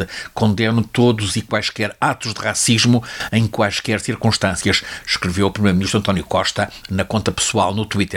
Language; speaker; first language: Portuguese; native; Portuguese